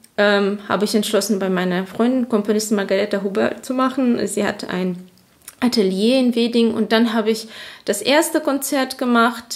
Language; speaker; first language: German; non-native, fluent; Azerbaijani